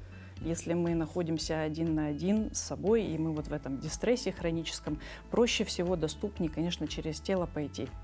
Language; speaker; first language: Russian; native; Russian